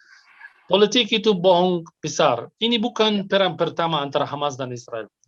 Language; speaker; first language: Indonesian; non-native, fluent; Arabic